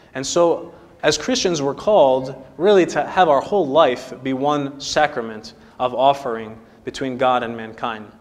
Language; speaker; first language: English; native; English